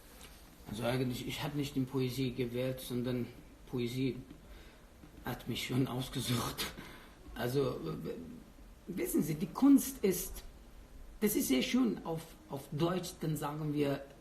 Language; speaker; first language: German; non-native, learner; Persian